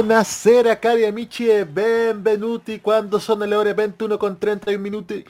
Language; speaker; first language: Italian; non-native, fluent; Spanish